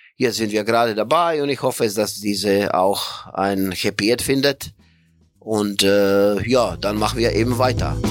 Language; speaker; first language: German; non-native, fluent; Croatian